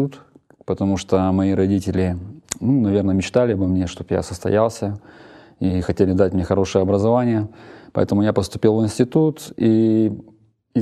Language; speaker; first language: Russian; native; Russian